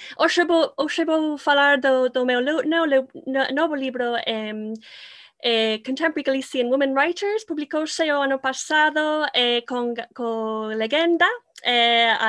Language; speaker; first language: Galician; non-native, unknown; English